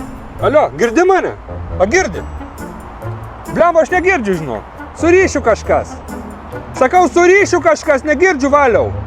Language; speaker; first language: Lithuanian; native; Lithuanian